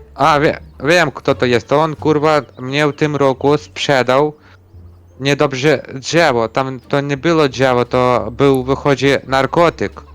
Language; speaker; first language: Polish; non-native, learner; Ukrainian